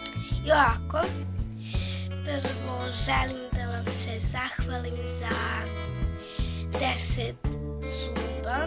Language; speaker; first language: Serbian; early bilingual, heritage; Serbian